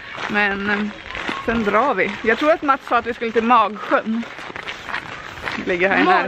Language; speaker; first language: Swedish; native; Swedish